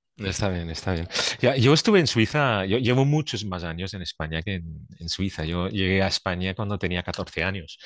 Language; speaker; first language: Spanish; non-native, fluent; Swiss German